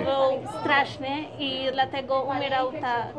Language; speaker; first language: Polish; non-native, learner; Spanish